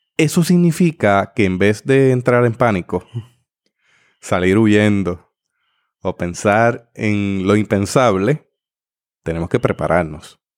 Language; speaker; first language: Spanish; native; Spanish